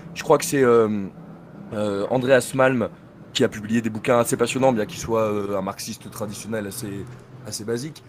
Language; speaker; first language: French; native; French